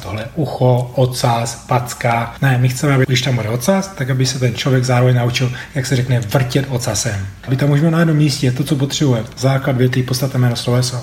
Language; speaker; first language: Czech; native; Czech